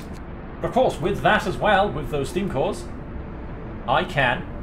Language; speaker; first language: English; native; English